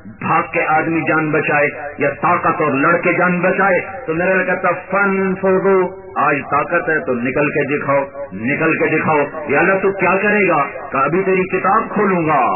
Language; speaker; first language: Urdu; non-native, local second language; Punjabi